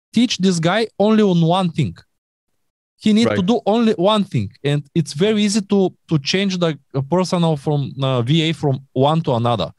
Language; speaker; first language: English; non-native, learner; Bulgarian